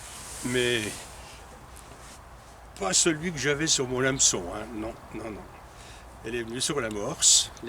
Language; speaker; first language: French; native; French